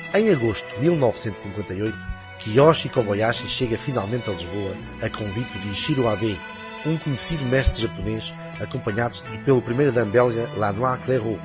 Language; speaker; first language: Portuguese; native; Portuguese